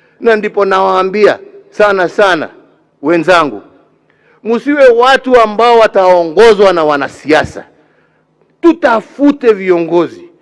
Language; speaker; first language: Swahili; non-native, local second language; Kikuyu